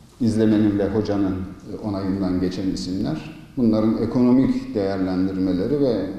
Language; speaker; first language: Turkish; native; Turkish